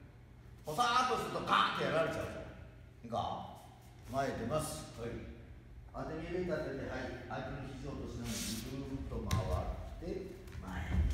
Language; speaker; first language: Japanese; native; Japanese